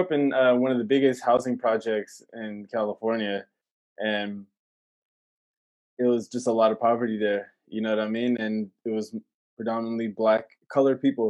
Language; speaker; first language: English; native; English